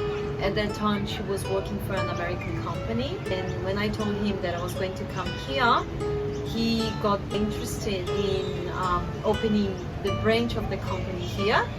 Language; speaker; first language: English; non-native, fluent; Portuguese